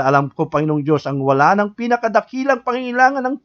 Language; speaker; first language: Filipino; native; Filipino